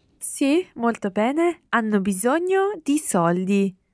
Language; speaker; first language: Italian; native; Italian